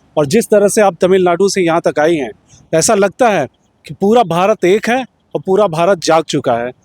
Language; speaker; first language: Hindi; native; Hindi